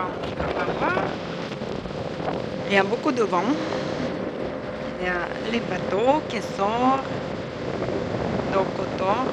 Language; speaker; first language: French; non-native, fluent; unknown